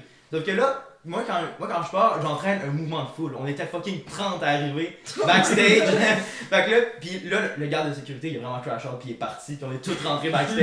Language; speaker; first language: French; native; French